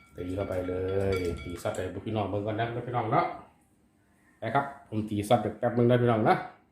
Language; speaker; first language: Thai; native; Thai